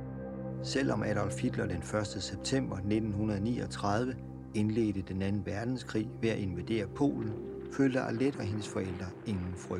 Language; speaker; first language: Danish; native; Danish